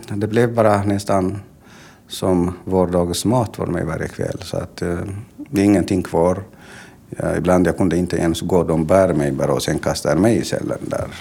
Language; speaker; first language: Swedish; non-native, fluent; Tigrinya